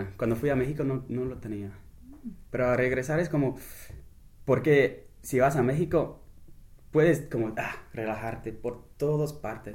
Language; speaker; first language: Spanish; non-native, fluent; English